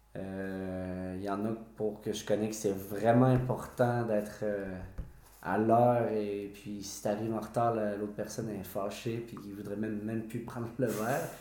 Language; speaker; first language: French; native; French